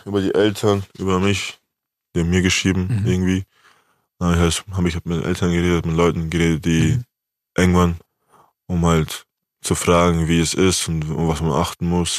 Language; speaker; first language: German; native; German